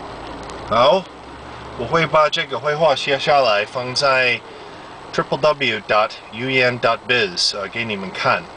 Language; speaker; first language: Chinese; non-native, fluent; English